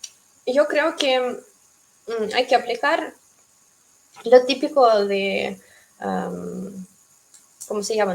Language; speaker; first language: Spanish; non-native, fluent; Russian